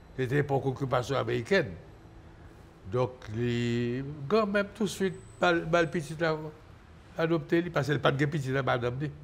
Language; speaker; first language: French; native; French